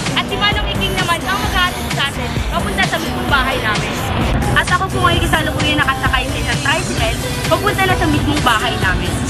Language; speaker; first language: Filipino; non-native, local second language; Cebuano